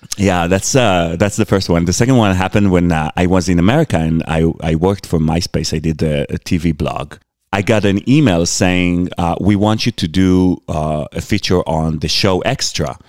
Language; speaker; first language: English; non-native, fluent; Hebrew